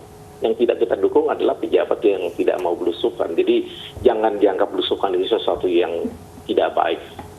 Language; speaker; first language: Indonesian; native; Indonesian